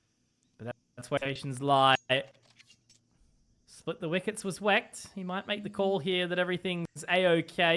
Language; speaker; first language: English; native; English